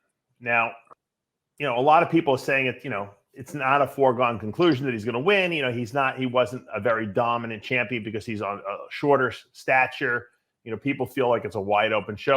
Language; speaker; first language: English; native; English